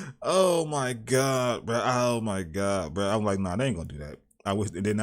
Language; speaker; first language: English; native; English